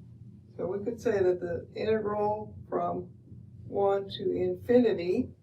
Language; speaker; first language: English; native; English